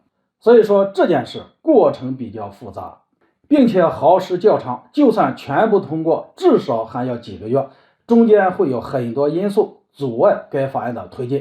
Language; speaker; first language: Chinese; native; Chinese